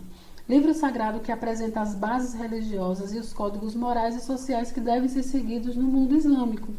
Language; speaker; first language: Portuguese; native; Portuguese